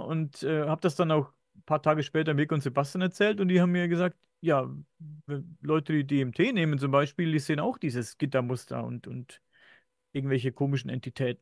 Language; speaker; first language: German; native; German